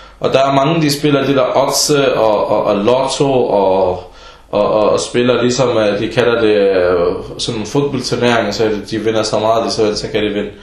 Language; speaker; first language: Danish; early bilingual, other home language; Arabic